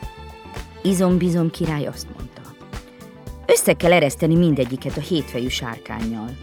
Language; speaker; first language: Hungarian; native; Hungarian